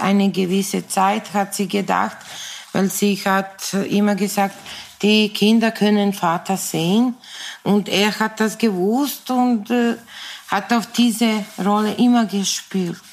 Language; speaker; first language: German; non-native, fluent; Serbian